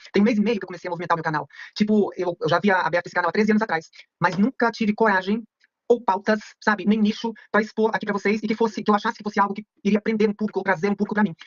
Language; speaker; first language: Portuguese; native; Portuguese